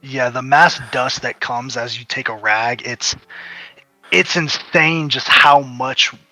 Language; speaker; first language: English; native; English